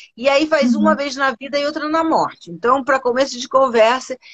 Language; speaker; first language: Portuguese; early bilingual, other home language; Spanish